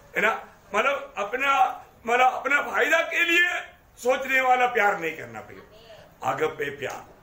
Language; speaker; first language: Hindi; non-native, local second language; Malayalam